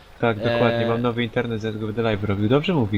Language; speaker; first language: Polish; native; Polish